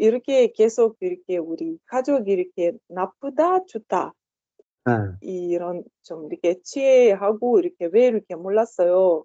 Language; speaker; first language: Korean; non-native, learner; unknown